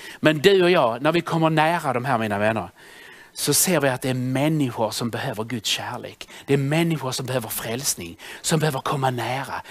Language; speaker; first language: Swedish; native; Swedish